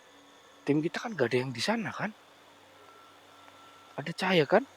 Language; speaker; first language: Indonesian; native; Indonesian